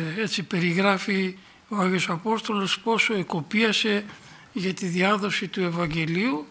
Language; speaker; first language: Greek; native; Greek